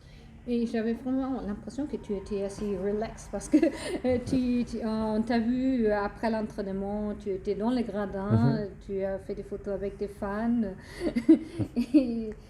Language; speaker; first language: French; non-native, fluent; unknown